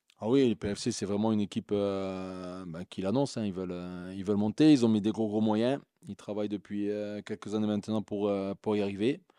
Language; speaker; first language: French; native; French